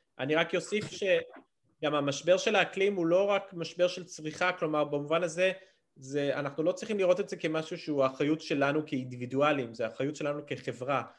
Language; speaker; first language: Hebrew; early bilingual, other home language; English